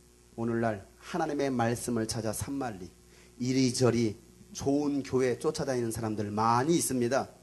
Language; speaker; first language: Korean; native; Korean